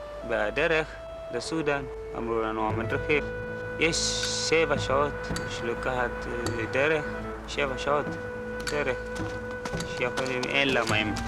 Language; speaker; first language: Hebrew; non-native, learner; Amharic